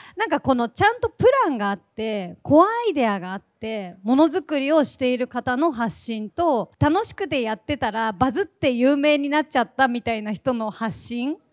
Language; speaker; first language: Japanese; native; Japanese